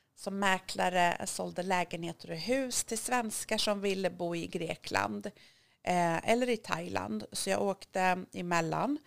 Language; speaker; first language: Swedish; early bilingual, other home language; Kurdish